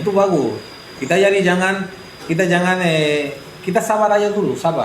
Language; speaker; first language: Indonesian; non-native, fluent; Spanish